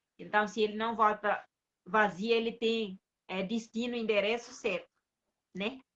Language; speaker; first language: Portuguese; non-native, local second language; Kabuverdianu